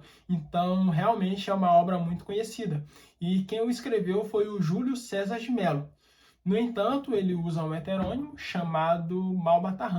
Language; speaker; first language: Portuguese; native; Portuguese